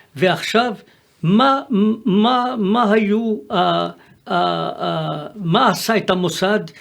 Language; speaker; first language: Hebrew; non-native, fluent; French